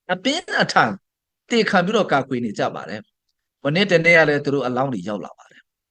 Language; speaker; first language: Burmese; non-native, local second language; Hakha Chin